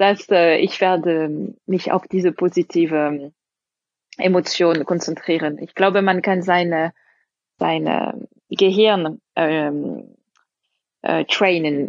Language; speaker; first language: German; non-native, fluent; French